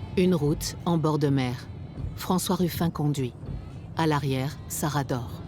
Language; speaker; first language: French; native; French